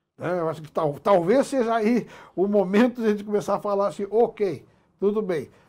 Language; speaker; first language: Portuguese; native; Portuguese